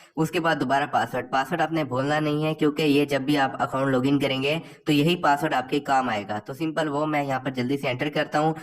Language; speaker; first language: Urdu; non-native, local second language; Punjabi